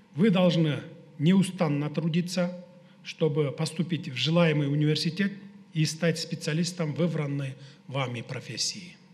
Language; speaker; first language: Russian; non-native, local second language; Kyrgyz